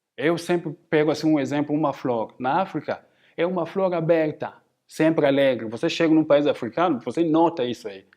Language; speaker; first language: Portuguese; non-native, fluent; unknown